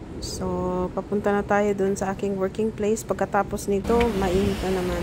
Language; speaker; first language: Filipino; non-native, local second language; Cebuano